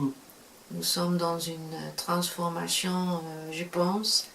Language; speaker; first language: French; non-native, fluent; Dutch